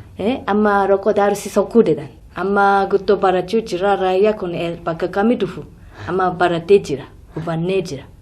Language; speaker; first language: Oromo; non-native, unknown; Japanese